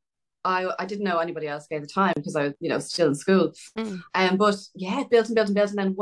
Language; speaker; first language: English; native; English